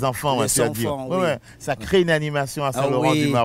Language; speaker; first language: French; native; French